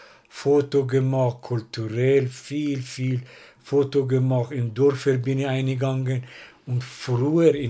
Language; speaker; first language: German; non-native, learner; Persian